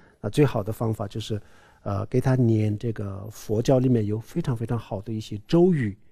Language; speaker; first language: Chinese; non-native, local second language; Tibetan